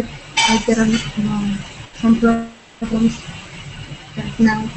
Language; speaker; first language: English; non-native, learner; Spanish